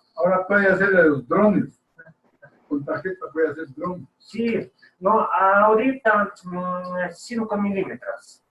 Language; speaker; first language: Spanish; non-native, learner; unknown